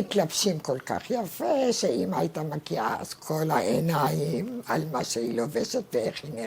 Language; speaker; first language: Hebrew; non-native, fluent; Arabic